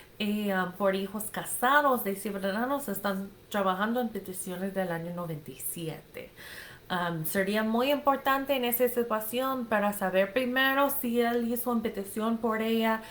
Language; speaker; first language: Spanish; non-native, fluent; English